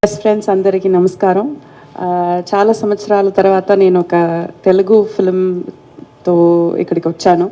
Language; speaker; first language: Telugu; non-native, fluent; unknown